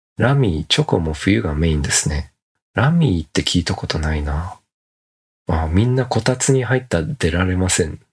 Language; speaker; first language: Japanese; native; Japanese